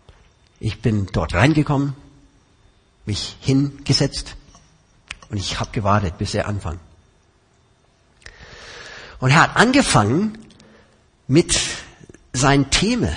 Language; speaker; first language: German; non-native, fluent; English